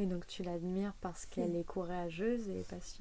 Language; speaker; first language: French; native; French